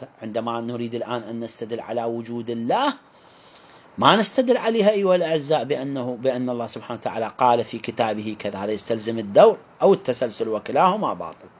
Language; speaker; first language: Arabic; native; Arabic